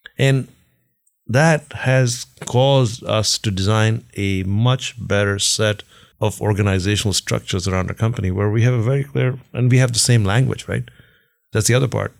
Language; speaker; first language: English; non-native, local second language; Hindi